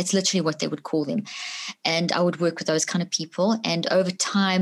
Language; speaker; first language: English; native; English